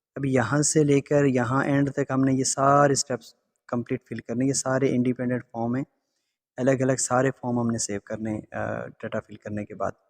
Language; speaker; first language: Urdu; non-native, local second language; Pahari-Potwari